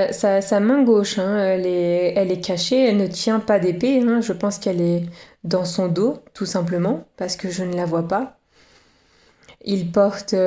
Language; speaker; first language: French; native; French